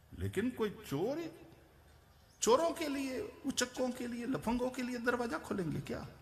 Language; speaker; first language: Hindi; non-native, local second language; Gujarati